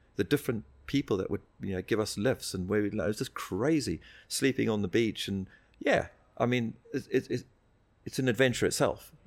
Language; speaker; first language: English; native; English